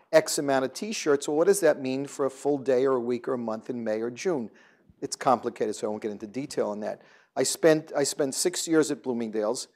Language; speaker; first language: English; native; English